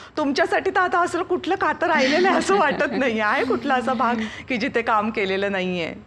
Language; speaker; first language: Marathi; native; Marathi